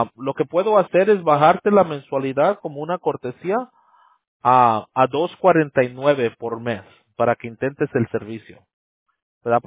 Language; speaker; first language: Spanish; early bilingual, heritage; Spanish